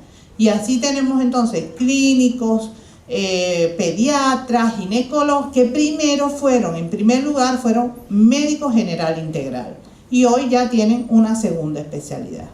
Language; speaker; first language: Spanish; native; Spanish